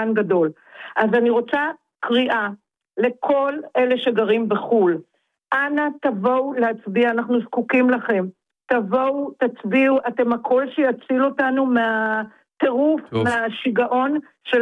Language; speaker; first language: Hebrew; native; Hebrew